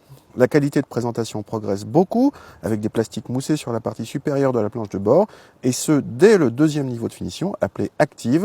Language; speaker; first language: French; native; French